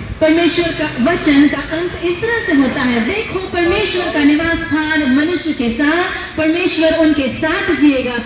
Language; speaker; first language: Hindi; non-native, local second language; Malayalam